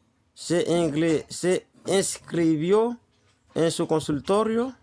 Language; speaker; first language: Spanish; non-native, learner; Haitian Creole